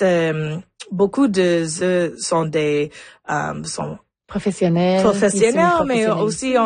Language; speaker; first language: French; non-native, local second language; English